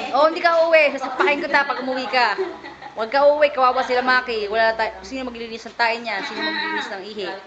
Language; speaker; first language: Filipino; native; Filipino